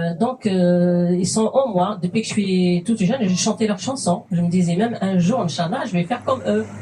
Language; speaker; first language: French; non-native, fluent; Kabyle